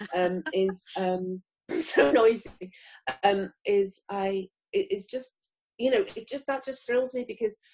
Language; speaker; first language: English; native; English